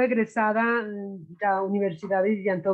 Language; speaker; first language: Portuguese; non-native, learner; Spanish